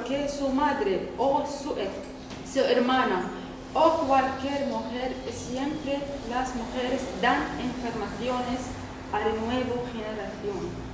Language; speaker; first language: Spanish; non-native, learner; Arabic